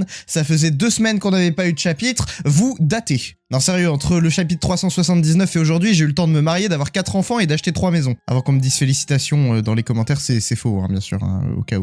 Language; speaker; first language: French; native; French